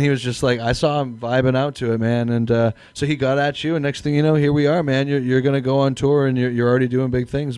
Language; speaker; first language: English; native; English